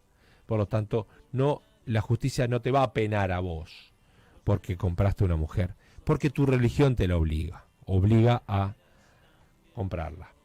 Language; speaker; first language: Spanish; native; Spanish